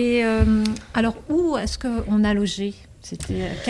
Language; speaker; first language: French; native; French